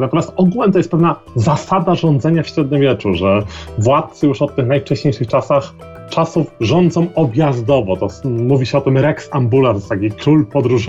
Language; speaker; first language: Polish; native; Polish